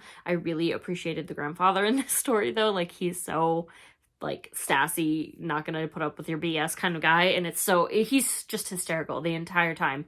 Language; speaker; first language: English; native; English